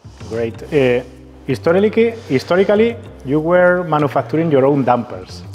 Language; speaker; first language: English; non-native, fluent; Spanish